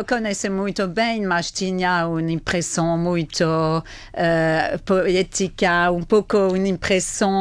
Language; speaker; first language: Portuguese; non-native, learner; Italian